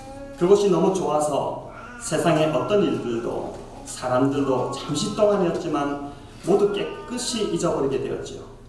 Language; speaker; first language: Korean; native; Korean